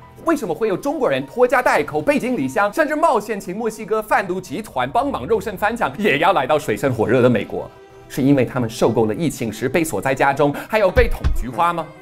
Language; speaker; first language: Chinese; non-native, fluent; English